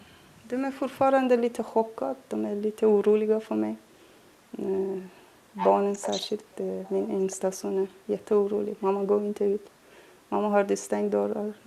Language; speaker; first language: Swedish; non-native, fluent; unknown